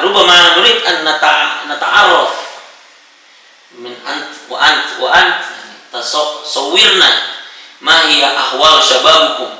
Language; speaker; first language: Arabic; non-native, fluent; Indonesian